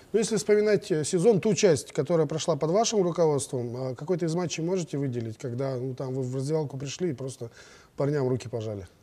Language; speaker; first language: Russian; native; Russian